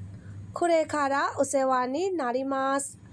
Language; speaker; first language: Japanese; non-native, fluent; Burmese